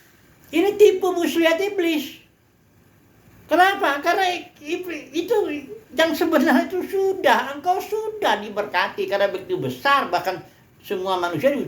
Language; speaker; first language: Indonesian; native; Indonesian